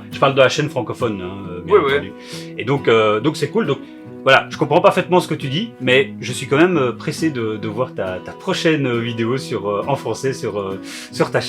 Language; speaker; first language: French; native; French